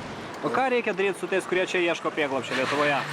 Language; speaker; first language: Lithuanian; native; Lithuanian